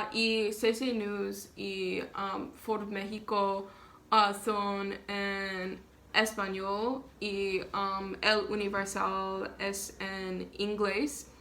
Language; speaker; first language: Spanish; non-native, learner; English